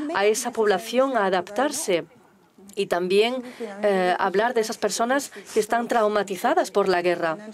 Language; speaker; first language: Spanish; non-native, fluent; Turkish